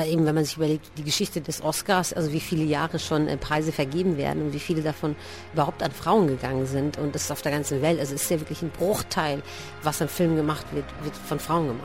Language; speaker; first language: German; native; German